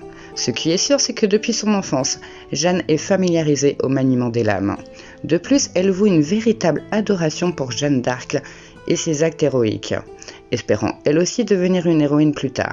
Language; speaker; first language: French; native; French